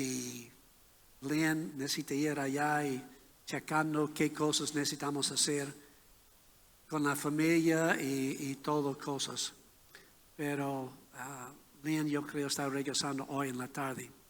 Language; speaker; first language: Spanish; non-native, learner; English